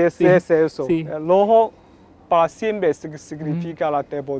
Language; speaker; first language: Spanish; non-native, learner; Chinese